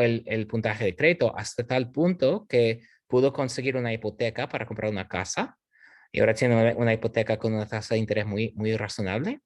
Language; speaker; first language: Spanish; non-native, fluent; English